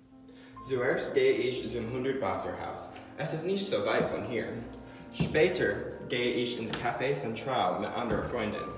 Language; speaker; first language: German; non-native, learner; English